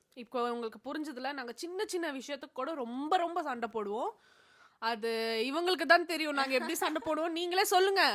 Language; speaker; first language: Tamil; non-native, local second language; Telugu